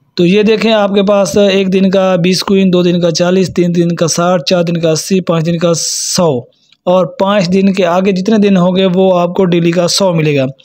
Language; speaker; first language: Urdu; non-native, local second language; Punjabi